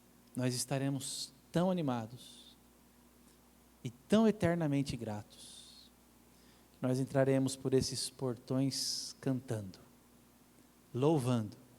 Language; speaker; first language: Portuguese; native; Portuguese